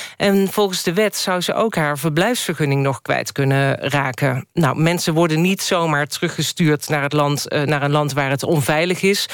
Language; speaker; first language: Dutch; native; Dutch